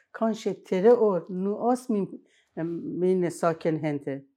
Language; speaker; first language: Norwegian; non-native, learner; Persian